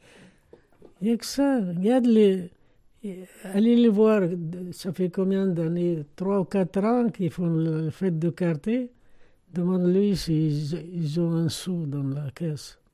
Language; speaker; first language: French; non-native, fluent; Arabic